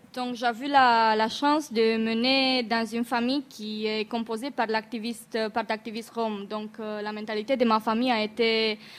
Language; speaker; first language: French; non-native, learner; Romanian